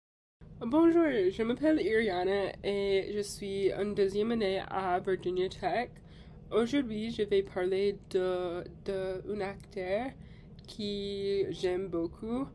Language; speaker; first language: French; non-native, learner; English